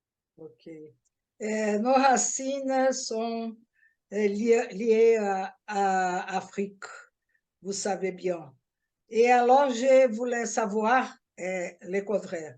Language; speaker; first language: French; non-native, learner; Portuguese